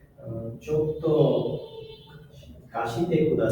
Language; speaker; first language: Japanese; non-native, learner; Bangla